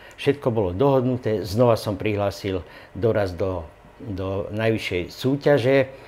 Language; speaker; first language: Slovak; native; Slovak